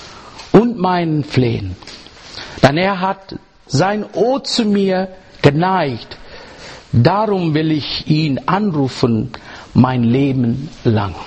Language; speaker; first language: German; non-native, learner; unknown